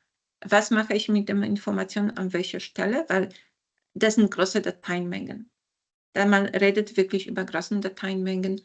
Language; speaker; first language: German; non-native, fluent; Polish